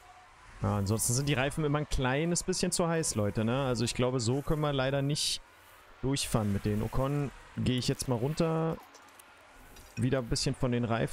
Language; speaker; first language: German; native; German